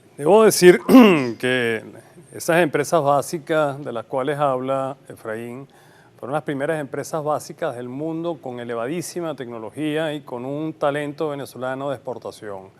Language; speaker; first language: Spanish; native; Spanish